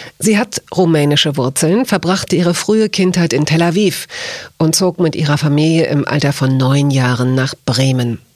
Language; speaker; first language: German; native; German